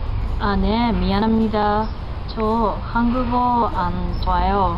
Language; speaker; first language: Korean; non-native, learner; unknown